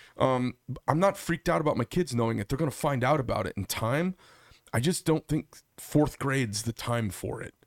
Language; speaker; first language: English; native; English